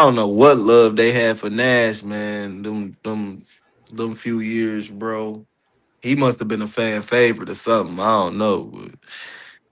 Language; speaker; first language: English; native; English